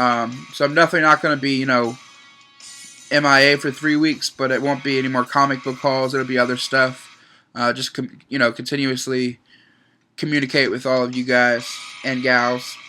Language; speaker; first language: English; native; English